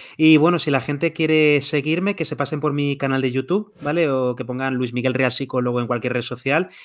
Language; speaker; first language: Spanish; native; Spanish